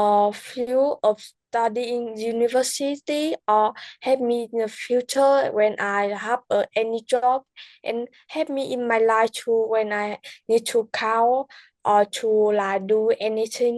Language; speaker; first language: English; non-native, learner; Vietnamese